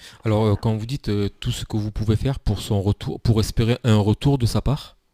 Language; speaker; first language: French; native; French